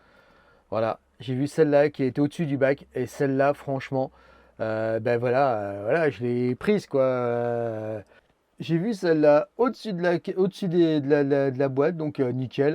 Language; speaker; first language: French; native; French